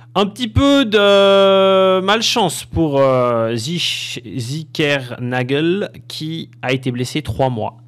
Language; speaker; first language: French; native; French